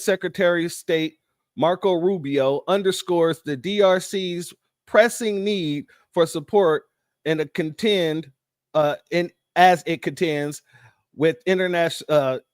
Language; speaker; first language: English; native; English